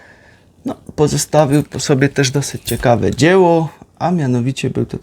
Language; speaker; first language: Polish; native; Polish